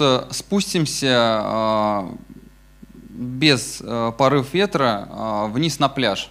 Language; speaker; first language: Russian; native; Russian